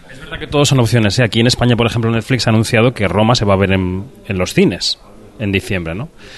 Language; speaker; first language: Spanish; native; Spanish